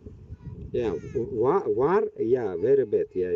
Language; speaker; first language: English; non-native, learner; Bashkir